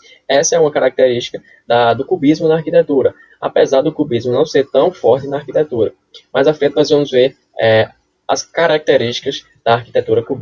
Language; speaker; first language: Portuguese; native; Portuguese